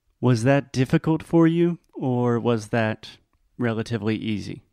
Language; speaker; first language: English; non-native, fluent; Portuguese